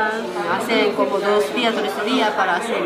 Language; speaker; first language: Spanish; non-native, learner; Japanese